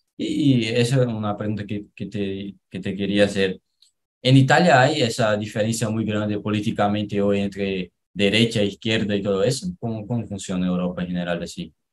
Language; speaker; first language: Spanish; non-native, learner; Portuguese